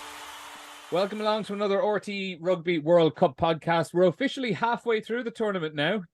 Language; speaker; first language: English; native; English